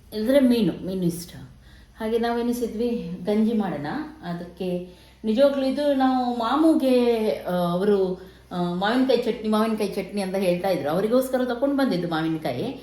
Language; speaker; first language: Kannada; native; Kannada